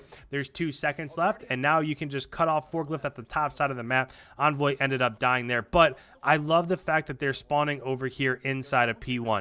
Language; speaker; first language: English; native; English